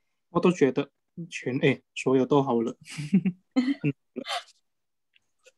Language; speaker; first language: Chinese; non-native, fluent; Indonesian